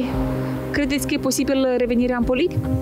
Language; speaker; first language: Romanian; native; Romanian